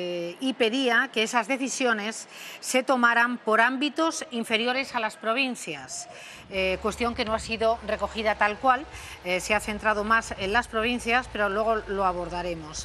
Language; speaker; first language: Spanish; native; Spanish